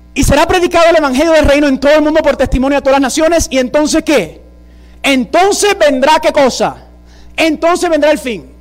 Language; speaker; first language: Spanish; early bilingual, heritage; Spanish